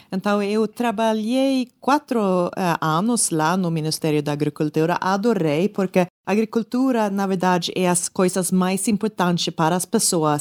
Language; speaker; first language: Portuguese; non-native, learner; Swedish